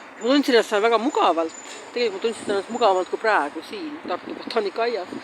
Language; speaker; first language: Estonian; native; Estonian